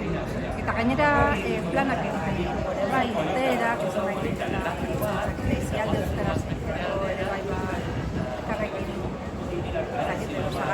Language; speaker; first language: Basque; non-native, fluent; Spanish